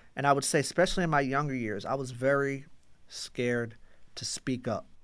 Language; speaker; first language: English; native; English